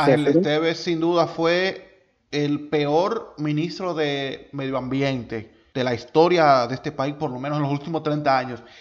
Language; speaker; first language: Spanish; native; Spanish